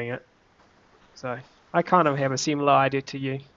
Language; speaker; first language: English; non-native, fluent; Vietnamese